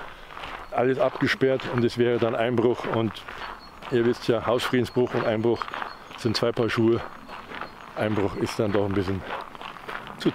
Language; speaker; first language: German; native; German